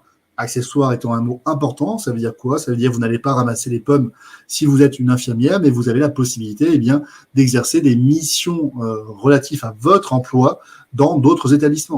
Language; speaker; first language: French; native; French